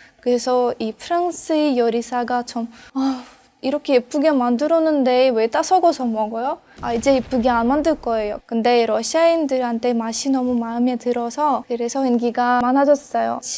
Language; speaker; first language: Korean; non-native, fluent; Russian